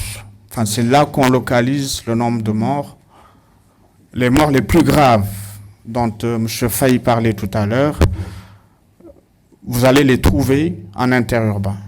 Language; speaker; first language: French; non-native, local second language; Wolof